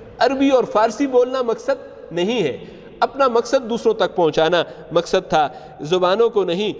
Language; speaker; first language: Urdu; native; Urdu